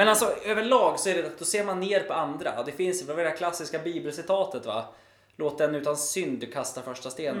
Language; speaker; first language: Swedish; native; Swedish